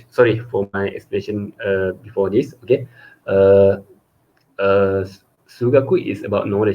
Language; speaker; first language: English; non-native, local second language; Malay